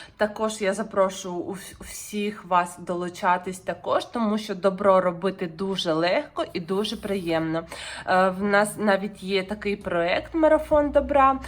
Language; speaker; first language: Ukrainian; non-native, local second language; Russian